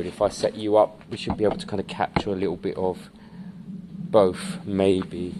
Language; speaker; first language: English; native; English